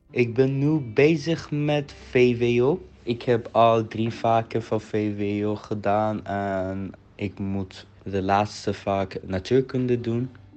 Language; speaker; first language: Dutch; non-native, fluent; Persian